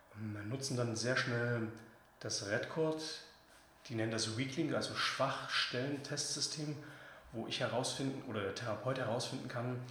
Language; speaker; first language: German; native; German